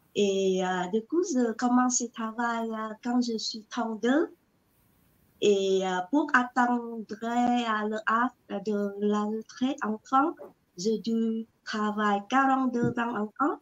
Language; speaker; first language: French; non-native, learner; Vietnamese